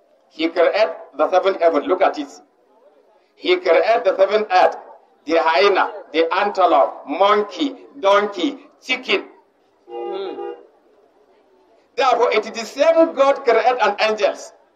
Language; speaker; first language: English; non-native, local second language; Hausa